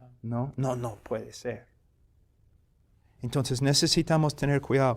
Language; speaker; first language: Spanish; non-native, fluent; English